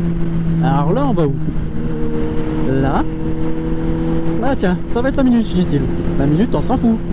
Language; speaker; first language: French; native; French